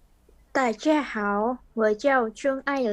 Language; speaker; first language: Chinese; non-native, learner; Indonesian